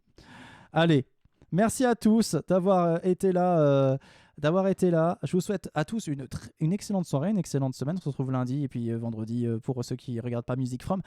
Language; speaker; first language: French; native; French